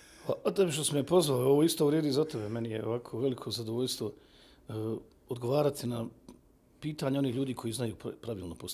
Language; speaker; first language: Serbian; native; Serbian